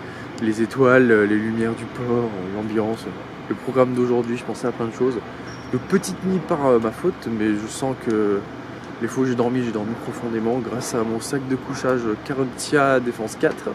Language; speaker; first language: French; native; French